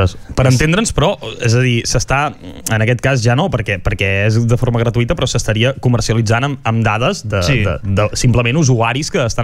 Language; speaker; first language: Catalan; native; Catalan